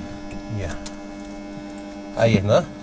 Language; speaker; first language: Spanish; native; Spanish